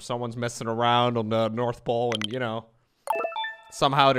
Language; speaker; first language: English; native; English